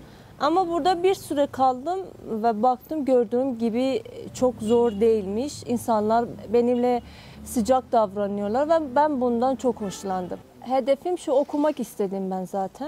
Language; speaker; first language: Turkish; non-native, fluent; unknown